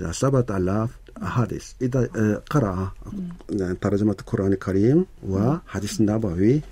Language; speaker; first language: Arabic; non-native, learner; Korean